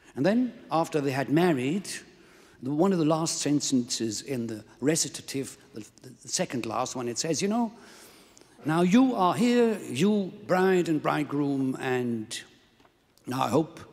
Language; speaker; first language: English; non-native, fluent; Swiss German